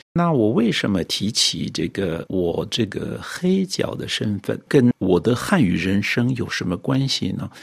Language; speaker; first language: Chinese; non-native, fluent; French